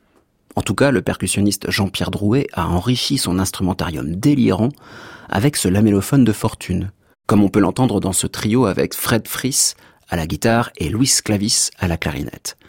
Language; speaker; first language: French; native; French